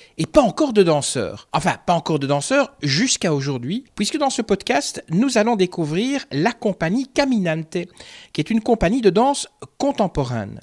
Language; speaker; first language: French; native; French